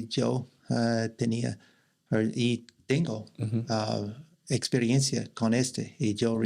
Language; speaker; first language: Spanish; non-native, learner; English